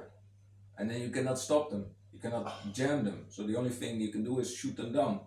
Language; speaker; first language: English; non-native, fluent; Dutch